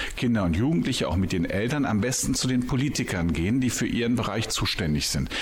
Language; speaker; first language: German; native; German